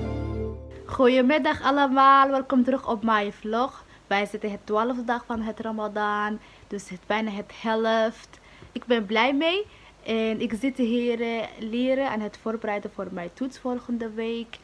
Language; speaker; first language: Dutch; non-native, learner; Somali